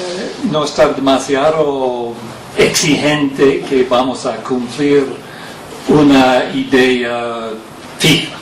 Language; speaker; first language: Spanish; non-native, fluent; English